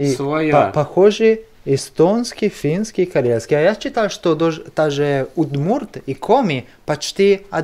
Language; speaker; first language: Russian; non-native, learner; Italian